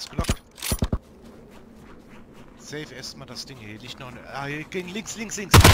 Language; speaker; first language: German; native; German